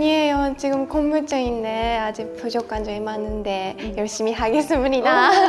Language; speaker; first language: Korean; non-native, learner; Japanese